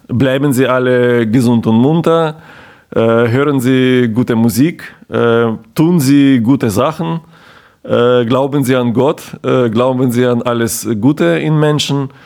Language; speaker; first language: German; non-native, fluent; Ukrainian